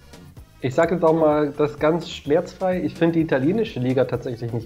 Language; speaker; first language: German; native; German